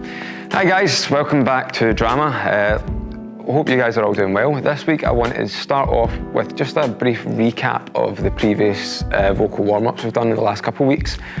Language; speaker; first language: English; native; English